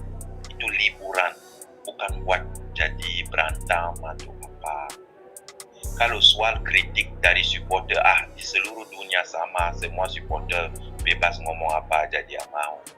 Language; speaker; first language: Indonesian; non-native, fluent; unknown